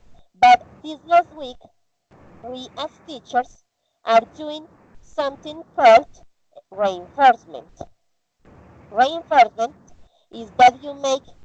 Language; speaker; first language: English; non-native, learner; Spanish